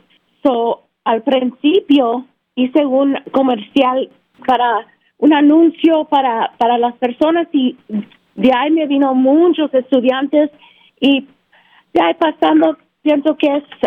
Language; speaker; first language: Spanish; early bilingual, heritage; Spanish